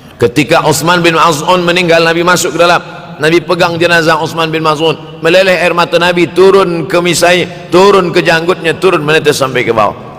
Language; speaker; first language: Malay; native; Malay